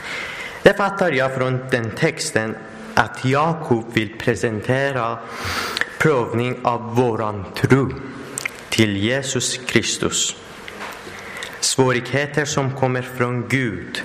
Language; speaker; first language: Swedish; non-native, learner; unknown